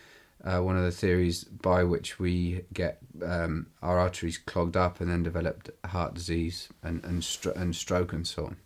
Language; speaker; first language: English; native; English